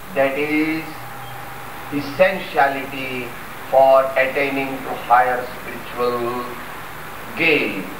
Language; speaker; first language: English; non-native, local second language; Gujarati